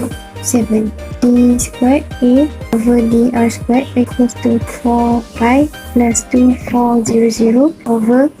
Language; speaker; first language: English; non-native, local second language; Malay